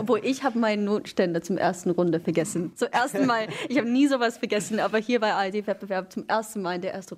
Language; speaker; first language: German; non-native, fluent; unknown